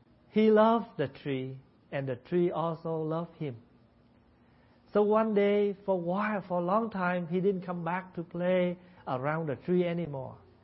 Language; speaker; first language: English; non-native, fluent; Vietnamese